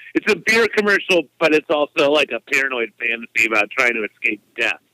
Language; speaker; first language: English; native; English